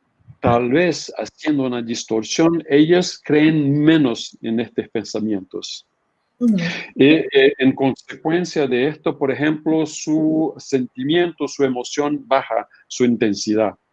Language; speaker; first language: Spanish; non-native, fluent; Portuguese